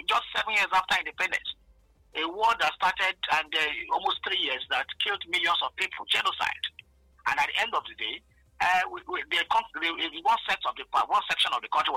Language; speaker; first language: English; non-native, local second language; Igbo